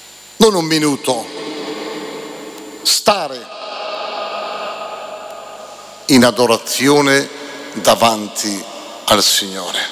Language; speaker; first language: Italian; native; Italian